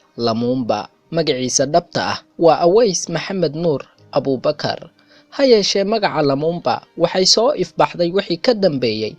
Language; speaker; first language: Somali; non-native, local second language; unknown